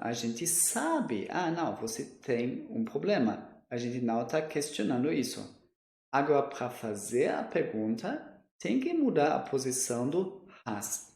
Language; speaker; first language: Portuguese; non-native, fluent; German